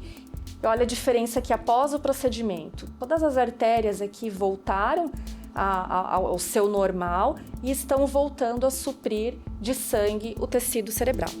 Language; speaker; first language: Portuguese; native; Portuguese